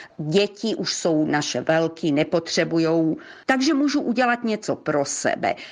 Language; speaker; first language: Czech; early bilingual, heritage; Czech